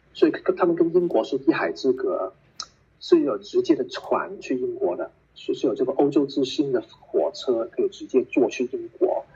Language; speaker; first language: Chinese; non-native, local second language; Cantonese